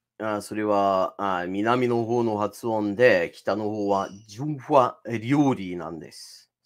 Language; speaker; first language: Japanese; non-native, fluent; English